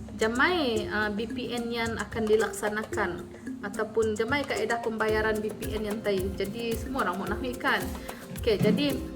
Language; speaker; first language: Malay; non-native, local second language; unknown